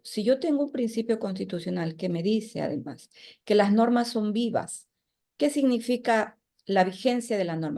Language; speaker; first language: Spanish; native; Spanish